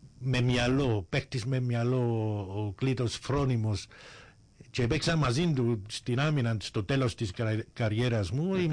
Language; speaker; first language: Greek; early bilingual, heritage; Greek